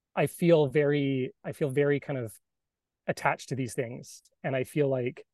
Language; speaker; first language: English; native; English